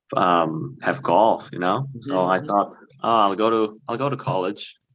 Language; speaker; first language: English; early bilingual, other home language; Korean